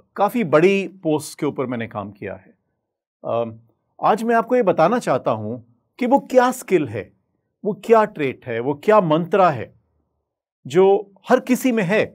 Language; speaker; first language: Hindi; native; Hindi